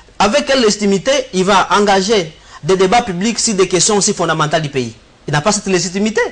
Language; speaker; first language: French; non-native, local second language; Swahili